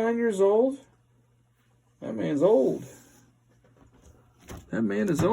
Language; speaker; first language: English; native; English